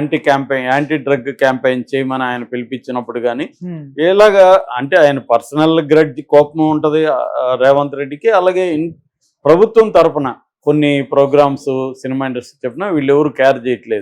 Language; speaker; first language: Telugu; native; Telugu